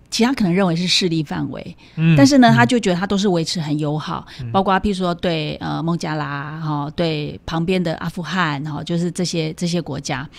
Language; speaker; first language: Chinese; native; Chinese